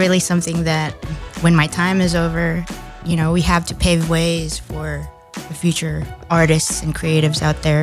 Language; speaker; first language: English; native; English